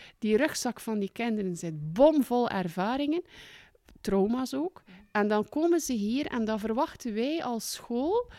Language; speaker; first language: Dutch; native; Dutch